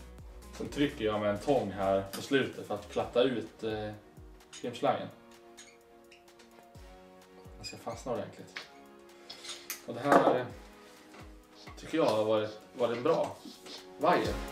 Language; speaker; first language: Swedish; native; Swedish